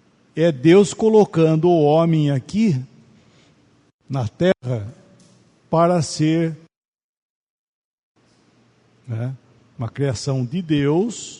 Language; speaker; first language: Portuguese; native; Portuguese